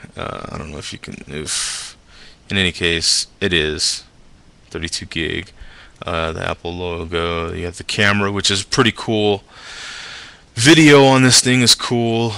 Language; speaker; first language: English; native; English